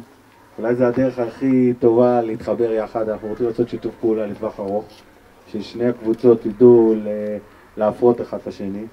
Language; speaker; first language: Hebrew; native; Hebrew